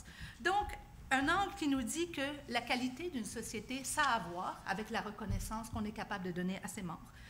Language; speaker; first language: French; native; French